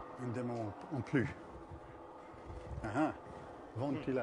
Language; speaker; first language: French; early bilingual, heritage; English